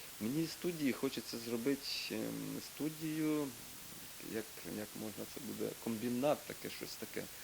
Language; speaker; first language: Ukrainian; native; Ukrainian